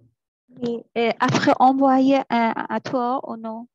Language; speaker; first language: French; non-native, learner; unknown